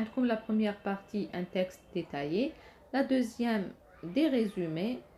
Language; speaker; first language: French; non-native, local second language; Arabic